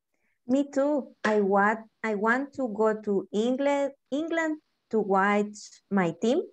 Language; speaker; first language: English; non-native, learner; Spanish